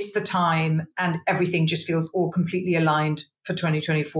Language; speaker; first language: English; non-native, local second language; Punjabi